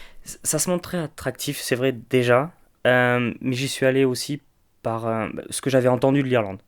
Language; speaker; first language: French; native; French